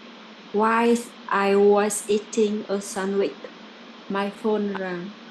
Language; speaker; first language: English; non-native, learner; Vietnamese